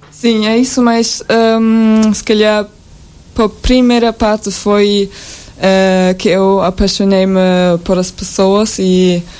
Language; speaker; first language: Portuguese; non-native, learner; German